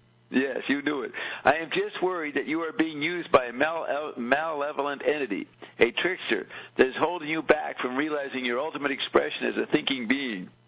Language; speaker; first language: English; native; English